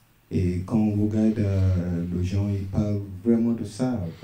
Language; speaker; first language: French; non-native, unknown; Yoruba